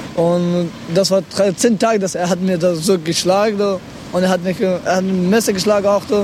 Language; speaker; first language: German; non-native, learner; Pashto